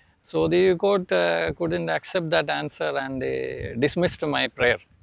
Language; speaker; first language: English; non-native, local second language; Malayalam